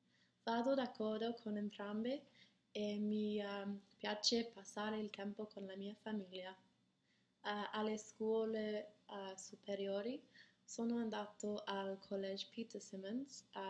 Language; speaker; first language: Italian; non-native, learner; English